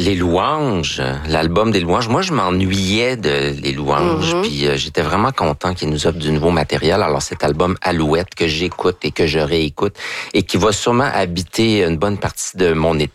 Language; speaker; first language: French; native; French